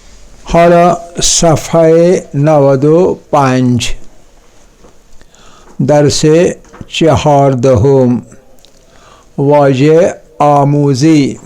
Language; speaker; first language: Persian; non-native, fluent; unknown